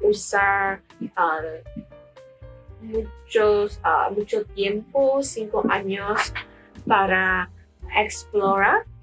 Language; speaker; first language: Spanish; non-native, learner; Malay